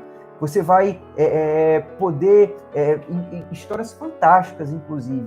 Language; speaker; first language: Portuguese; native; Portuguese